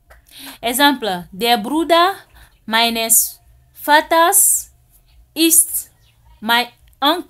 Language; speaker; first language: German; non-native, fluent; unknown